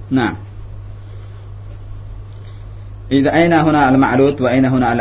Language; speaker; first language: Arabic; non-native, fluent; Indonesian